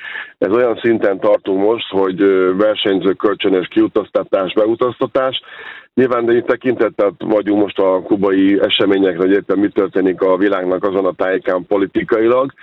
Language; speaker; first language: Hungarian; native; Hungarian